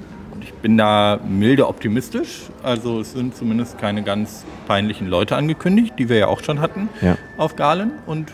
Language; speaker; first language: German; native; German